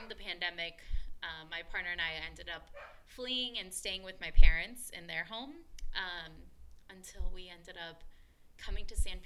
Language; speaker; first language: English; early bilingual, other home language; Spanish